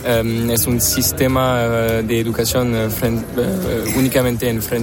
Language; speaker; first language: Spanish; non-native, learner; French